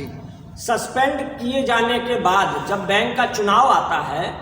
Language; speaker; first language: Hindi; native; Hindi